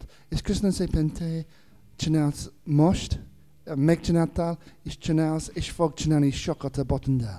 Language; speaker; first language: Hungarian; non-native, learner; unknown